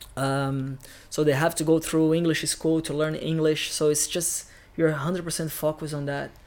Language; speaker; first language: English; non-native, fluent; Portuguese